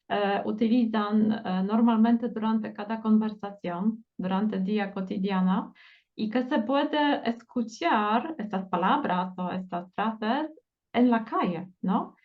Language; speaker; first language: Spanish; non-native, fluent; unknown